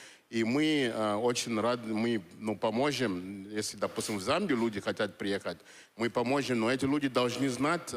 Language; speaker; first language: Russian; non-native, fluent; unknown